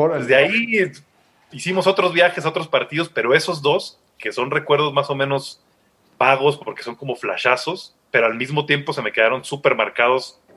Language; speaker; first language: Spanish; native; Spanish